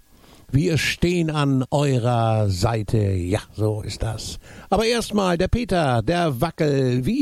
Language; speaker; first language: German; native; German